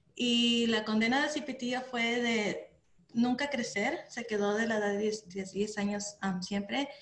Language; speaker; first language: Spanish; early bilingual, heritage; Spanish